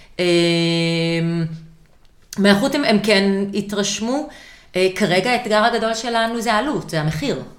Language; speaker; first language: Hebrew; native; Hebrew